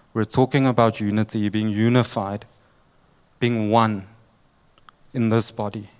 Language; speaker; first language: English; native; English